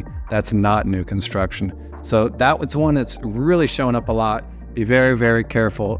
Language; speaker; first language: English; native; English